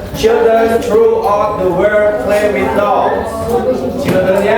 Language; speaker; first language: English; non-native, fluent; Indonesian